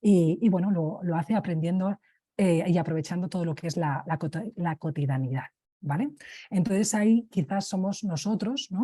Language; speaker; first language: Spanish; native; Spanish